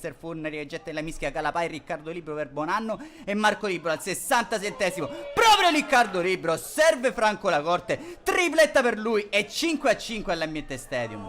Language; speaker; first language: Italian; native; Italian